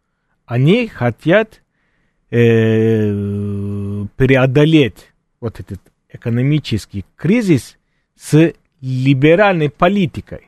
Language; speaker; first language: Russian; non-native, fluent; Turkish